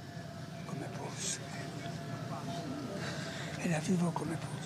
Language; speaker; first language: Italian; non-native, fluent; Spanish